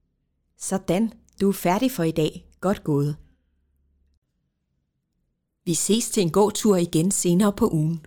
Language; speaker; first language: Danish; native; Danish